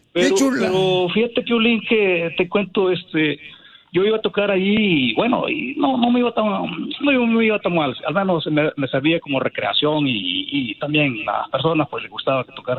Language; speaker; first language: Spanish; native; Spanish